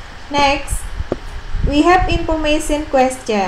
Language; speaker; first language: English; non-native, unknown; Indonesian